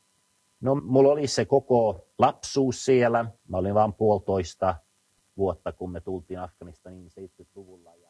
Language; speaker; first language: Finnish; early bilingual, heritage; Finnish